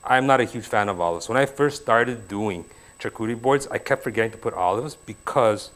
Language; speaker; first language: English; native; English